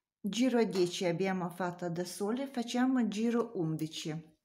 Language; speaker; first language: Italian; non-native, learner; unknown